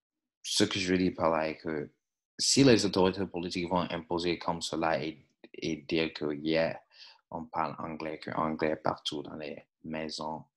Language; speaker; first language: French; non-native, fluent; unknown